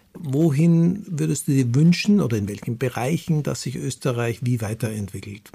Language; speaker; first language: German; native; German